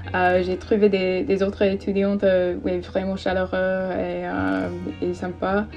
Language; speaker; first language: French; non-native, fluent; English